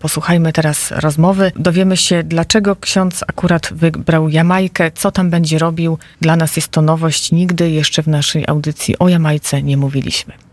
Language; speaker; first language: Polish; native; Polish